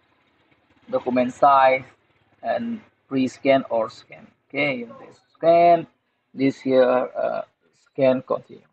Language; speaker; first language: English; non-native, learner; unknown